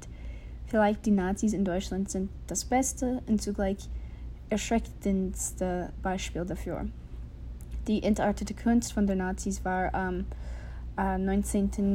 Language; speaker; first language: German; non-native, learner; English